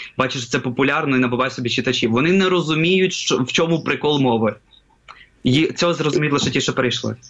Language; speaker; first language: Ukrainian; non-native, local second language; Russian